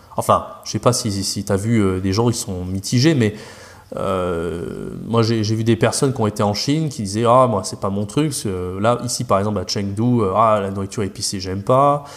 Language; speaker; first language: French; native; French